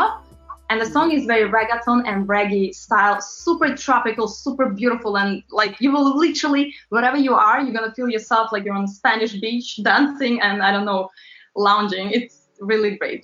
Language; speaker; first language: English; non-native, fluent; Latvian